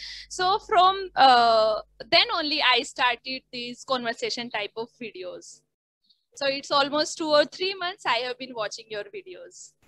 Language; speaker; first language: English; non-native, learner; Hindi